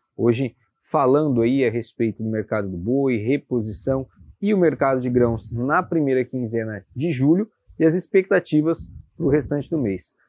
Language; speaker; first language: Portuguese; native; Portuguese